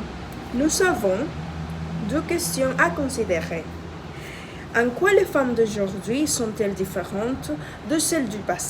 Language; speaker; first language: French; non-native, fluent; Spanish